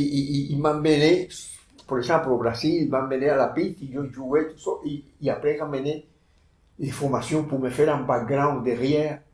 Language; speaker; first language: French; non-native, fluent; Spanish